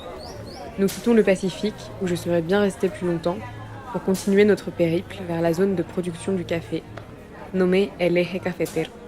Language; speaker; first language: French; native; French